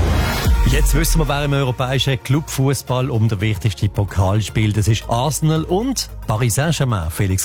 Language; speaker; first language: German; native; German